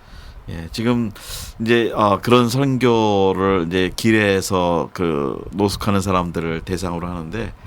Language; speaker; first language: Korean; native; Korean